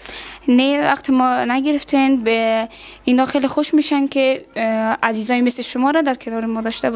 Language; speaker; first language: Persian; native; Persian